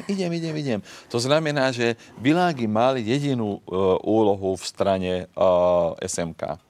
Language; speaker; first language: Slovak; non-native, local second language; Hungarian